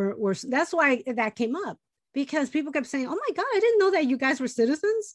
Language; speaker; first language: English; early bilingual, other home language; Spanish